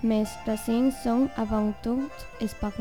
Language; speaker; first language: French; non-native, learner; Spanish